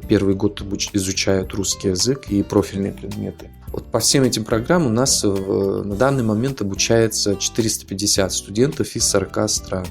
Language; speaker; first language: Russian; non-native, local second language; Yakut